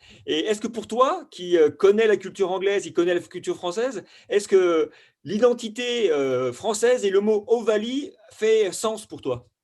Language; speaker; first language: French; native; French